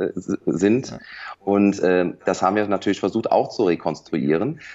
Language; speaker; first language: German; native; German